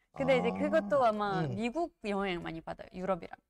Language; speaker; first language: Korean; non-native, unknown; Georgian